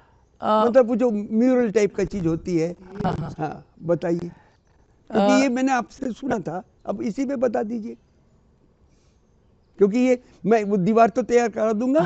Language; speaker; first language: Hindi; native; Hindi